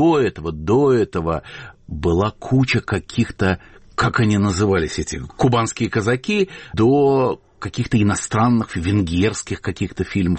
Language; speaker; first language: Russian; native; Russian